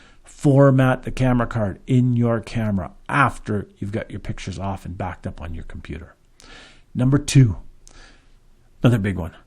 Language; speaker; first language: English; native; English